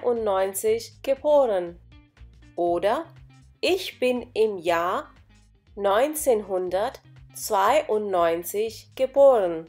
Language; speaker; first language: German; non-native, fluent; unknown